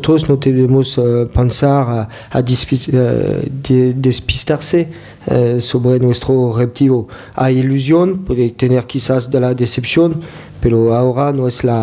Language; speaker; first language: Spanish; non-native, fluent; French